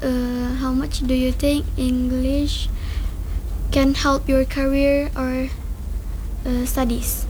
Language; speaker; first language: English; non-native, learner; Indonesian